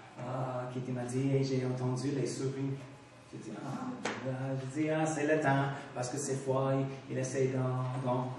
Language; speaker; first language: French; non-native, fluent; English